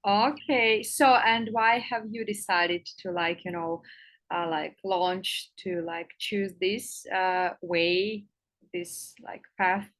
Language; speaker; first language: English; non-native, fluent; Russian